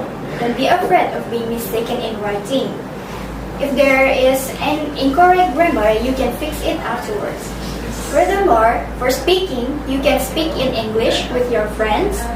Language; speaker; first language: English; non-native, learner; Indonesian